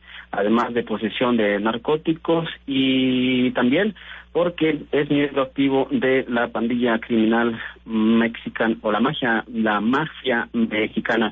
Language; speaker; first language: Spanish; native; Spanish